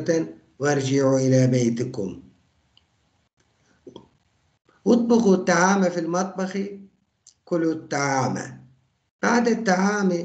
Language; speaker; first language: Arabic; non-native, fluent; Turkish